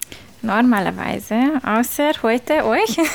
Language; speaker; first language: German; non-native, learner; Hungarian